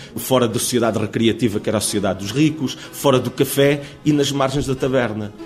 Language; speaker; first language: Portuguese; native; Portuguese